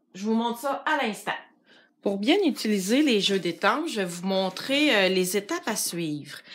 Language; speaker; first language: French; native; French